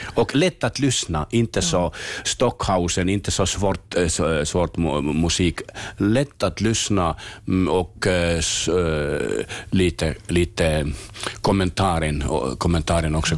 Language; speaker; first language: Swedish; non-native, learner; Finnish